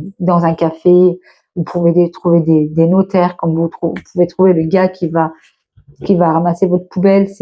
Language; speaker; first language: French; native; French